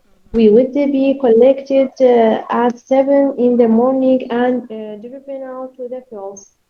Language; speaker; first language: English; non-native, learner; Arabic